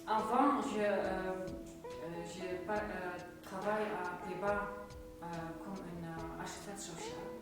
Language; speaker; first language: French; non-native, learner; Dutch